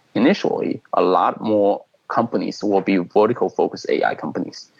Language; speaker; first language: English; non-native, fluent; Chinese